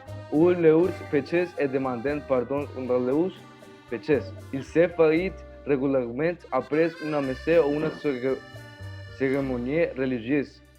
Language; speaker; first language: French; non-native, learner; Spanish